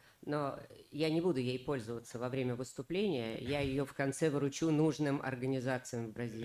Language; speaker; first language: Russian; native; Russian